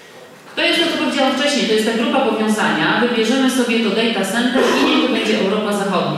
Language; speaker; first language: Polish; native; Polish